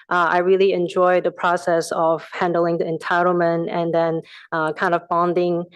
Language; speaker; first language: English; non-native, fluent; Chinese